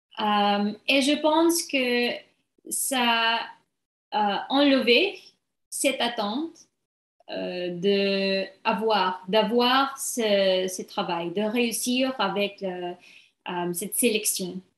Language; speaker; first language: French; non-native, learner; English